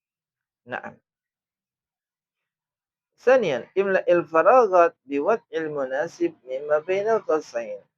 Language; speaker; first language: Arabic; non-native, fluent; Indonesian